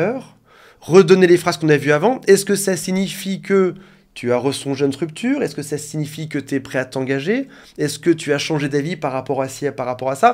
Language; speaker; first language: French; native; French